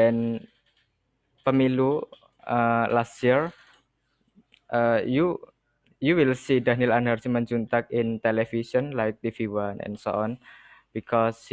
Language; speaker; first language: English; non-native, learner; Indonesian